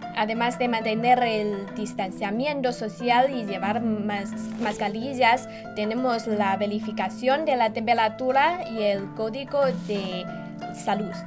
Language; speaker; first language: Spanish; non-native, fluent; Chinese